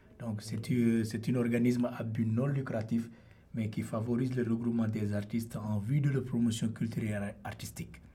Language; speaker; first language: French; non-native, local second language; Wolof